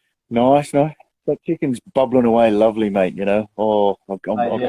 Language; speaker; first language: English; native; English